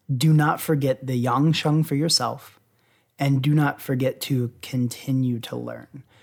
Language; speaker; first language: English; native; English